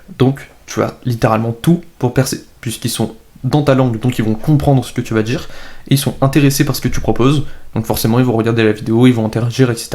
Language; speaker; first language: French; native; French